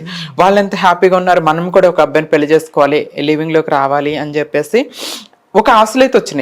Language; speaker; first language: Telugu; native; Telugu